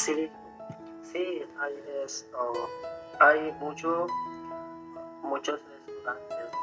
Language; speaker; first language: Spanish; non-native, learner; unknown